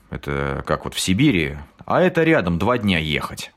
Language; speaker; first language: Russian; native; Russian